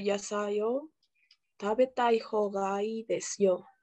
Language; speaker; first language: Japanese; non-native, learner; Spanish